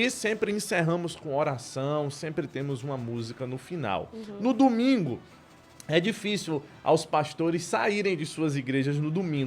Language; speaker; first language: Portuguese; native; Portuguese